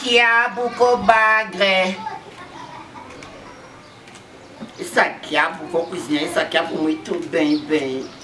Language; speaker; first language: Portuguese; non-native, learner; Lingala